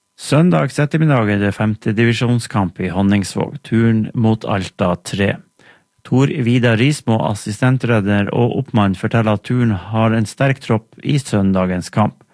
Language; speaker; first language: Norwegian; native; Norwegian